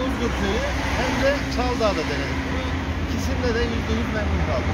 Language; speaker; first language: Turkish; native; Turkish